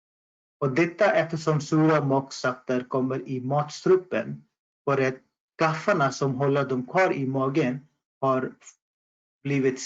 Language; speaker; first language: Swedish; non-native, fluent; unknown